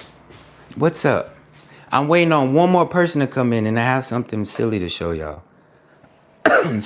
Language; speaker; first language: English; native; English